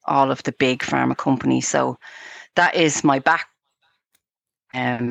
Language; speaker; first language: English; native; English